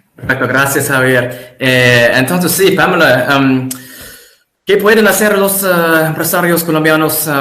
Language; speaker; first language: Spanish; non-native, fluent; English